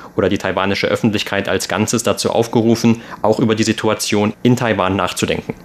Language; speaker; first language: German; native; German